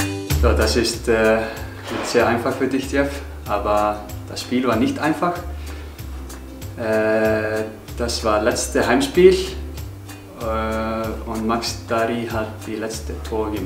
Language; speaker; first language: German; non-native, learner; Icelandic